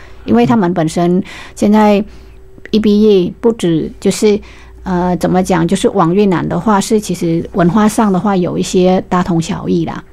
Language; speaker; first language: Chinese; non-native, fluent; Vietnamese